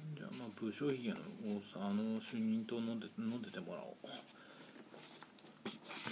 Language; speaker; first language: Japanese; native; Japanese